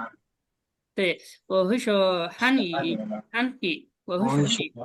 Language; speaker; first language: Chinese; non-native, learner; English